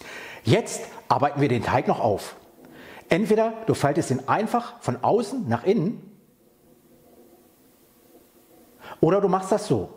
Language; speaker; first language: German; native; German